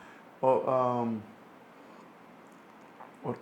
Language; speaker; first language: English; non-native, fluent; Dutch